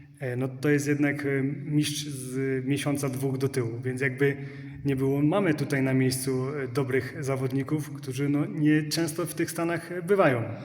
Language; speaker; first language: Polish; native; Polish